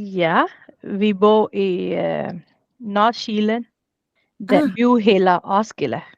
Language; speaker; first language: Danish; non-native, learner; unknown